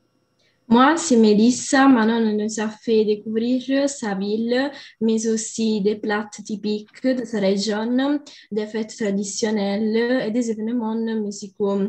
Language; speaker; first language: French; non-native, learner; Italian